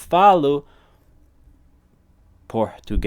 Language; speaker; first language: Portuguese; non-native, fluent; English